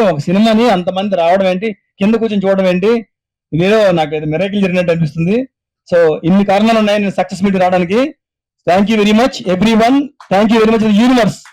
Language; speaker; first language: Telugu; native; Telugu